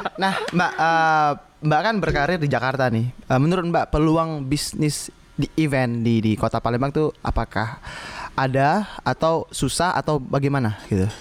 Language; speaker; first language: Indonesian; native; Indonesian